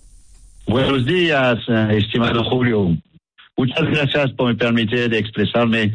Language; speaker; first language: Spanish; non-native, fluent; French